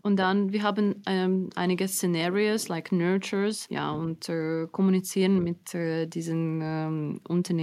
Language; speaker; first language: German; non-native, fluent; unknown